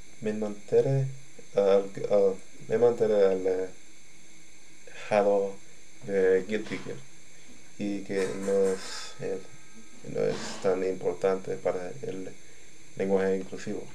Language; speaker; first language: Spanish; non-native, learner; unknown